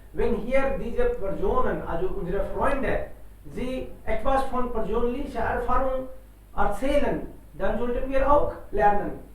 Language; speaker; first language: German; non-native, fluent; Hindi